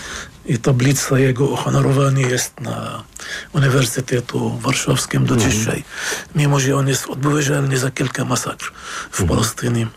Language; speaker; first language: Polish; non-native, fluent; Arabic